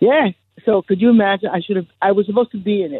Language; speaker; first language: English; non-native, fluent; Spanish